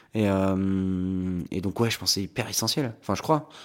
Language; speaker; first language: French; native; French